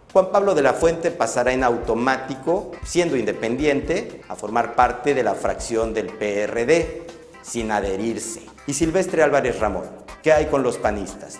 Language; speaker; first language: Spanish; native; Spanish